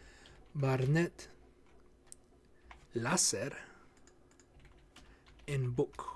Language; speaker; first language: Swedish; non-native, learner; English